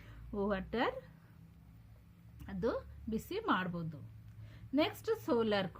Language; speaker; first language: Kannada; non-native, local second language; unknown